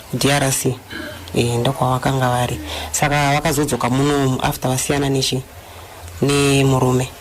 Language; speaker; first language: Shona; non-native, fluent; Luba-Lulua